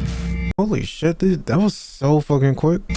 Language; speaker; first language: English; native; English